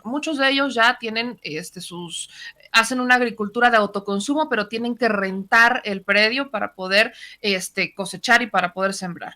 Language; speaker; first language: Spanish; native; Spanish